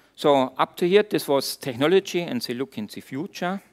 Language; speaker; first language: English; non-native, fluent; German